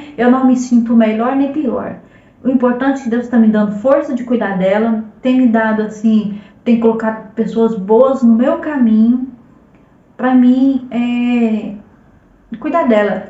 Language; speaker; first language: Portuguese; native; Portuguese